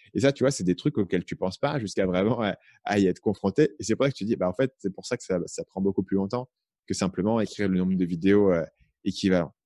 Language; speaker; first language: French; native; French